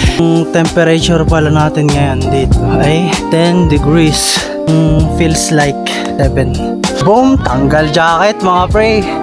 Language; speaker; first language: Filipino; non-native, local second language; Hiligaynon